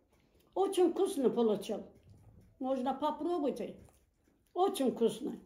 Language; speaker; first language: Russian; non-native, learner; Azerbaijani